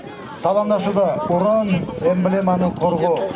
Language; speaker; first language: Kyrgyz; native; Kyrgyz